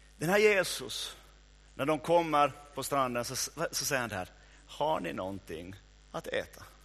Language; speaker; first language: Swedish; native; Swedish